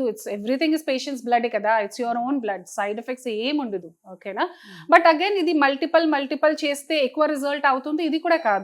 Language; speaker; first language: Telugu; non-native, fluent; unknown